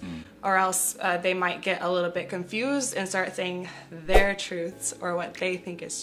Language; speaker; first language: English; native; English